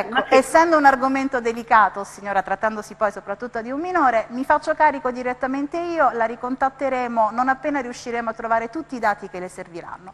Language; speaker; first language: Italian; native; Italian